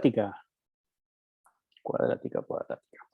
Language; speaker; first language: Spanish; native; Spanish